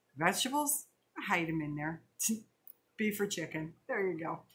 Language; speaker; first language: English; native; English